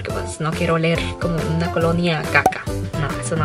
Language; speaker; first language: Spanish; early bilingual, other home language; Cantonese